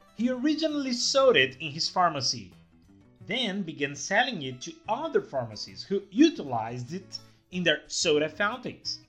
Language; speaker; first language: English; non-native, fluent; Portuguese